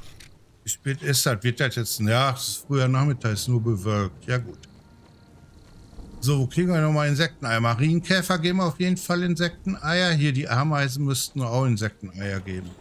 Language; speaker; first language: German; native; German